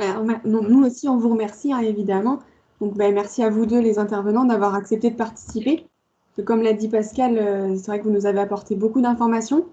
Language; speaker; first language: French; native; French